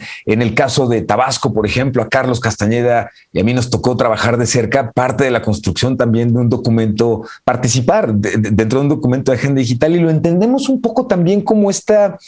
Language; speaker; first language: Spanish; native; Spanish